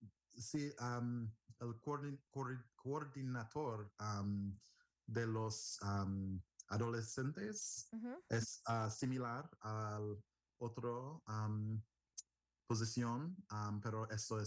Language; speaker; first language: Spanish; non-native, learner; English